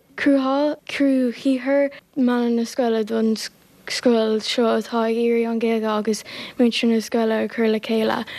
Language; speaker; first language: Irish; non-native, local second language; English